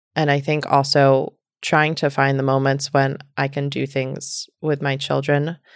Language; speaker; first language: English; native; English